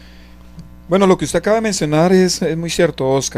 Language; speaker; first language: Spanish; native; Spanish